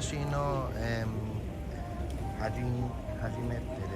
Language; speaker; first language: Japanese; non-native, learner; English